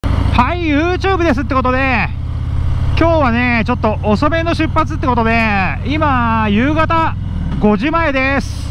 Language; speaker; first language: Japanese; native; Japanese